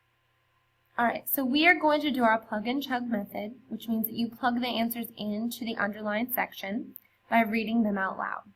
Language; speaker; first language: English; native; English